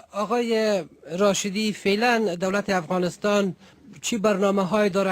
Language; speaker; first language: Persian; native; Persian